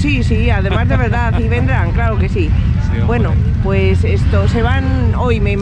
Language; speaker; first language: Spanish; native; Spanish